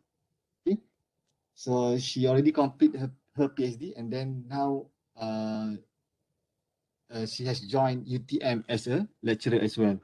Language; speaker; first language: English; non-native, fluent; Malay